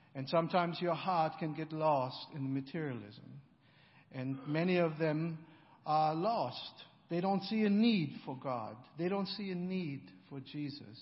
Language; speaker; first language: English; non-native, fluent; German